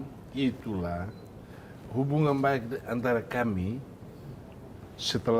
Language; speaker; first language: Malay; non-native, fluent; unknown